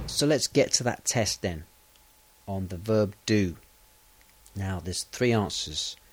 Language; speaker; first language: English; native; English